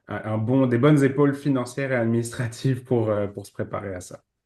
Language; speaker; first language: French; native; French